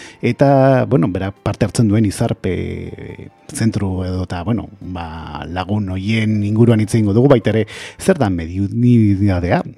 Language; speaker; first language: Basque; native; Basque